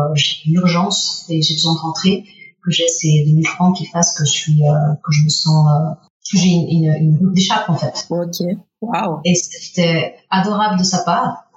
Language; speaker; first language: French; early bilingual, other home language; Spanish